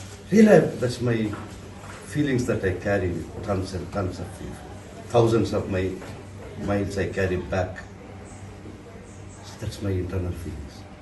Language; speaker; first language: English; non-native, local second language; Telugu